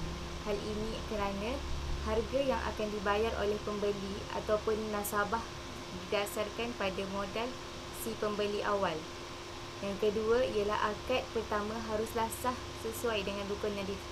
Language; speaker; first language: Malay; native; Malay